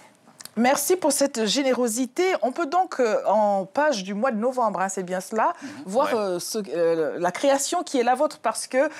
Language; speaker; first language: French; native; French